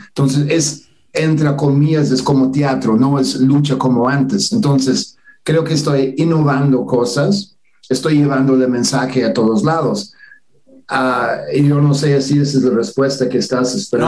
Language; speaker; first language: Spanish; non-native, fluent; English